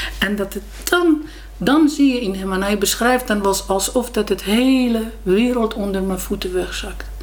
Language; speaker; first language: Dutch; non-native, fluent; Persian